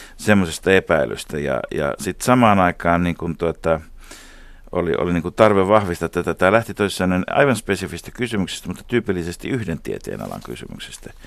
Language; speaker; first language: Finnish; native; Finnish